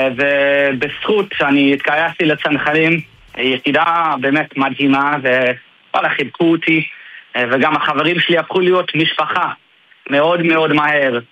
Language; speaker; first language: Hebrew; non-native, fluent; English